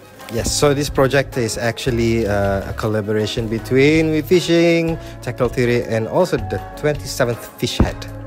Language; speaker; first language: English; non-native, local second language; Malay